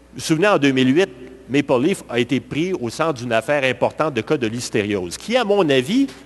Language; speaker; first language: French; native; French